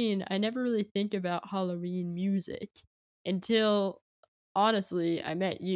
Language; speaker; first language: English; native; English